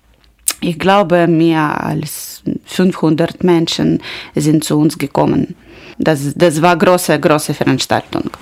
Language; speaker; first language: German; non-native, learner; Ukrainian